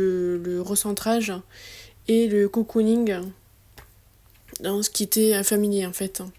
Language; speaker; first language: French; native; French